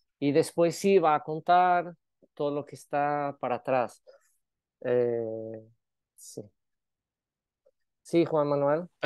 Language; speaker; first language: Spanish; non-native, fluent; Portuguese